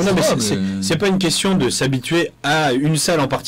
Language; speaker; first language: French; native; French